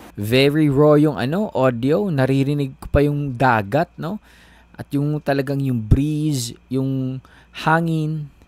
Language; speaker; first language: Filipino; non-native, local second language; Cebuano